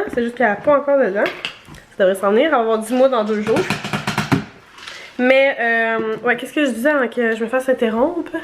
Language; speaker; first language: French; native; French